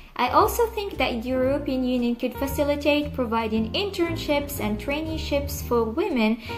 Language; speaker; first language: English; non-native, fluent; Arabic